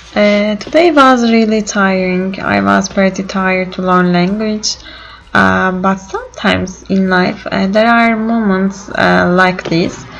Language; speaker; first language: English; non-native, learner; Turkish